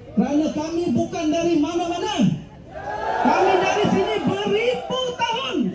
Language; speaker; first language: Malay; non-native, local second language; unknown